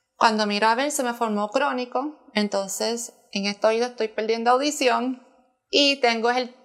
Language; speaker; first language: Spanish; native; Spanish